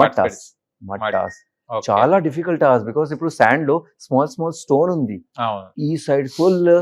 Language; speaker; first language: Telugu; non-native, learner; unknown